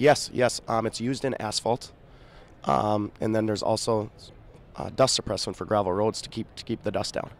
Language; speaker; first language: English; native; English